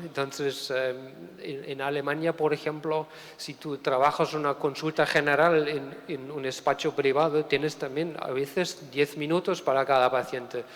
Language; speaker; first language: Spanish; non-native, fluent; German